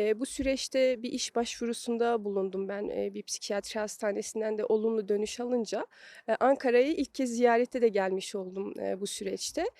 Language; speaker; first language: Turkish; early bilingual, heritage; Turkish